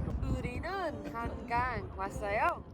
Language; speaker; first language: Korean; non-native, learner; English